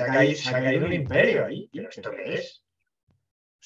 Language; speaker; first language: Spanish; native; Spanish